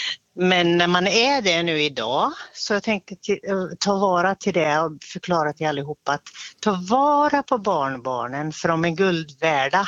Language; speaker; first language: Swedish; native; Swedish